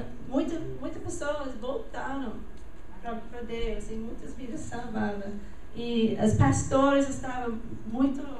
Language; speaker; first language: Portuguese; non-native, learner; English